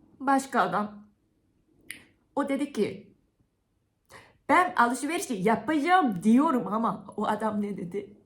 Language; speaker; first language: Turkish; non-native, fluent; Japanese